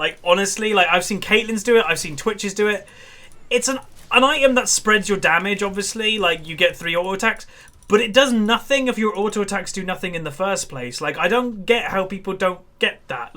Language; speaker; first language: English; native; English